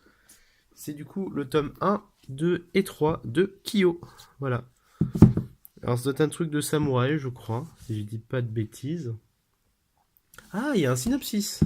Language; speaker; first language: French; native; French